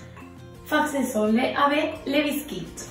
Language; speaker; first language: French; non-native, learner; Spanish